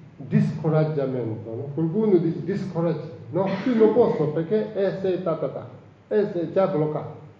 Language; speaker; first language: Italian; non-native, learner; Tibetan